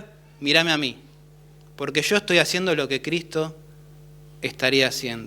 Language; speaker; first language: Spanish; native; Spanish